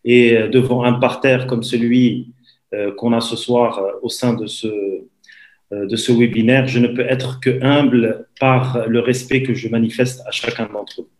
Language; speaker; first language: French; non-native, local second language; Arabic